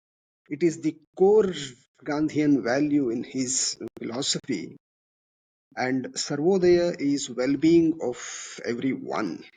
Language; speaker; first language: English; non-native, local second language; Kannada